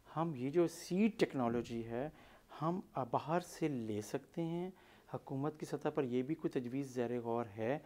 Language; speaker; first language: Urdu; non-native, local second language; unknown